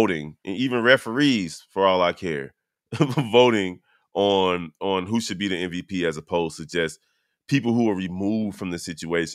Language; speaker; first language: English; native; English